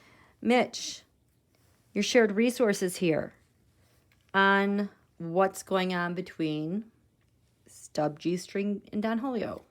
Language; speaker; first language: English; native; English